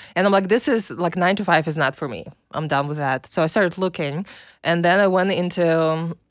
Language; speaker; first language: English; non-native, fluent; Russian